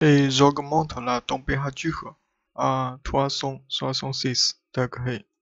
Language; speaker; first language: French; non-native, learner; Chinese